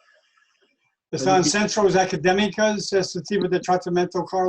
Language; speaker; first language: Spanish; non-native, learner; English